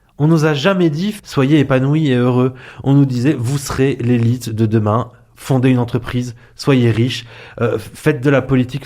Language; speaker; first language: French; early bilingual, other home language; Arabic